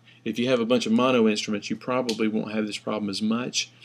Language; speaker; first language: English; native; English